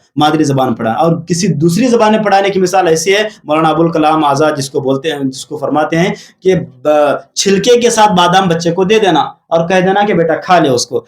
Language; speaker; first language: Urdu; native; Urdu